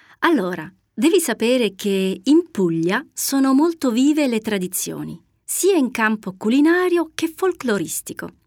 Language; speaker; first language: Italian; native; Italian